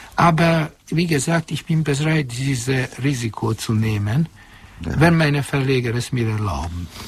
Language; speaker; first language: German; non-native, fluent; Hungarian